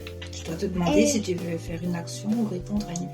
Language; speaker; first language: French; native; French